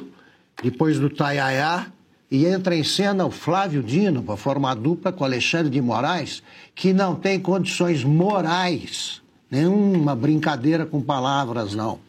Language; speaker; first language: Portuguese; native; Portuguese